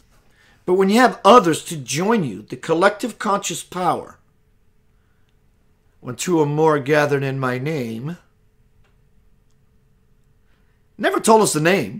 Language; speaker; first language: English; native; English